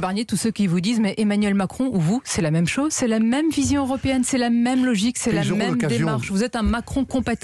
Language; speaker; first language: French; native; French